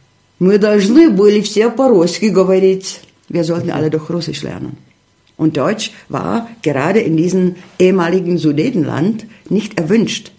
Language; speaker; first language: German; early bilingual, heritage; German